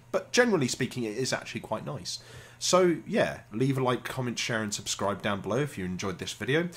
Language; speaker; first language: English; native; English